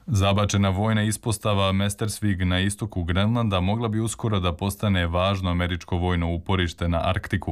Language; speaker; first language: Serbian; native; Serbian